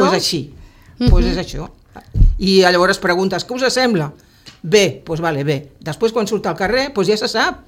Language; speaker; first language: Catalan; native; Catalan